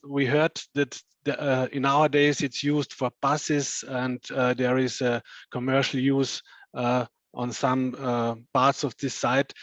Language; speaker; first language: English; non-native, fluent; German